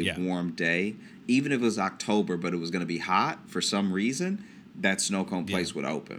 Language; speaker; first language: English; native; English